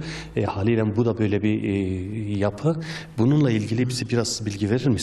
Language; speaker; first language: Turkish; native; Turkish